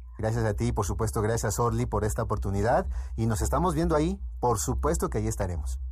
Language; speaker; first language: Spanish; native; Spanish